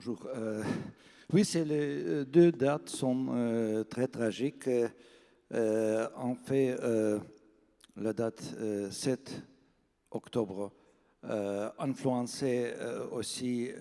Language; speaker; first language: French; non-native, fluent; Russian